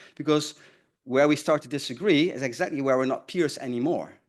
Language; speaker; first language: English; non-native, fluent; Dutch